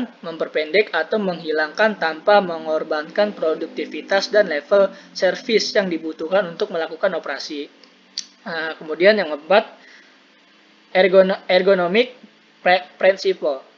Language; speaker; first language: Indonesian; native; Indonesian